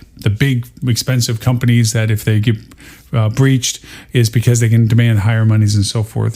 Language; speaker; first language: English; native; English